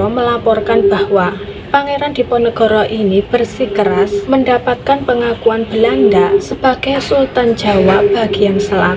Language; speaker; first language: Indonesian; native; Indonesian